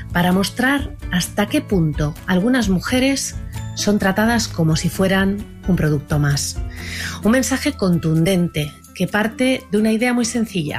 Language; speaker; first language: Spanish; native; Spanish